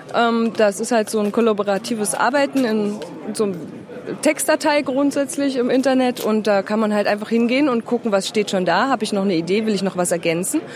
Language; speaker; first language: German; native; German